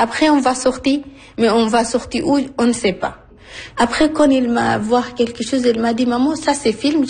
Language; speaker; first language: French; non-native, learner; Arabic